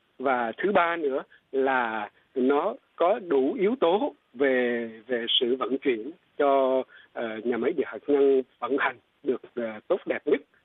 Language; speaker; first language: Vietnamese; non-native, local second language; Eastern Cham